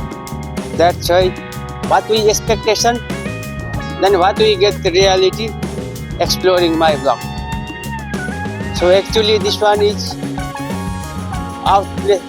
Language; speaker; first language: English; non-native, learner; Nepali